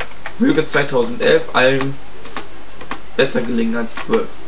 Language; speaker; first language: German; early bilingual, other home language; Turkish